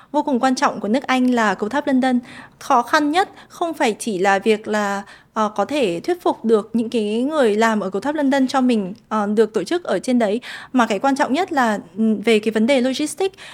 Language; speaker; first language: Vietnamese; early bilingual, heritage; Vietnamese